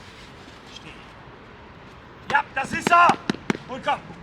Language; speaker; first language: German; native; German